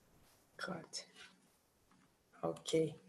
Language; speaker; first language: English; non-native, learner; Portuguese